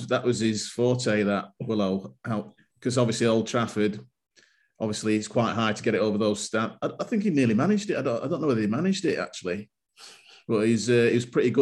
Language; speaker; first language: English; native; English